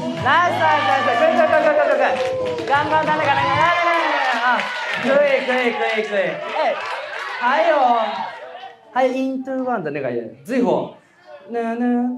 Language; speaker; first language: Chinese; non-native, fluent; Japanese